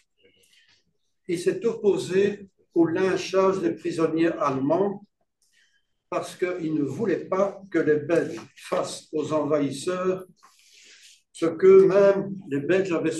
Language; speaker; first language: French; native; French